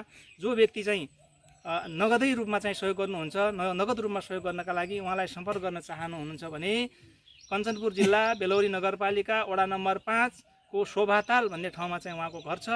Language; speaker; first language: Nepali; native; Nepali